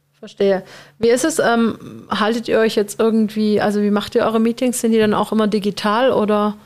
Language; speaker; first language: German; native; German